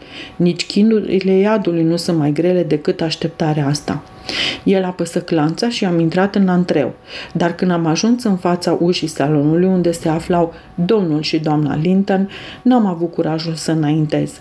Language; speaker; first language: Romanian; native; Romanian